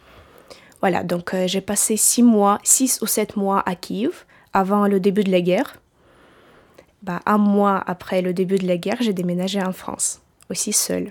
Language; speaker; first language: French; non-native, fluent; Ukrainian